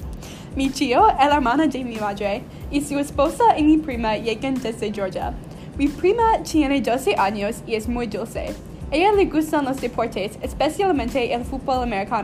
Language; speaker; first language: Spanish; non-native, learner; English